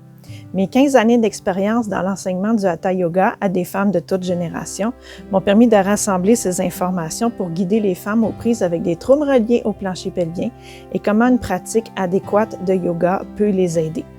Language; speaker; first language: French; native; French